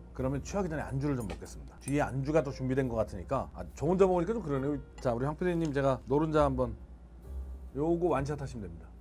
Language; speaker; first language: Korean; native; Korean